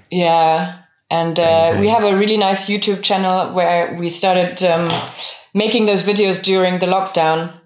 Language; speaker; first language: English; non-native, fluent; French